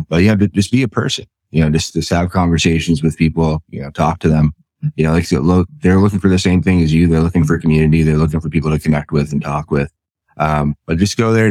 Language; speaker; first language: English; native; English